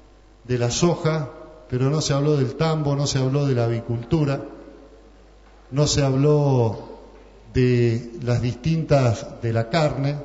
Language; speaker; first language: Spanish; native; Spanish